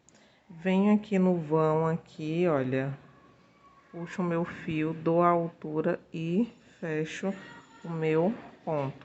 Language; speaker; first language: Portuguese; native; Portuguese